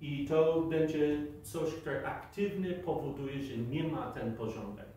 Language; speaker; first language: Polish; non-native, fluent; English